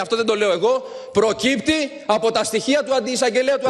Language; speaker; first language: Greek; native; Greek